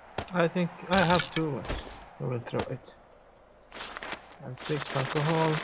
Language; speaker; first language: English; non-native, learner; Portuguese